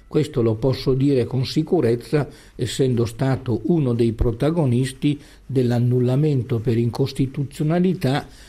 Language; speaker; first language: Italian; native; Italian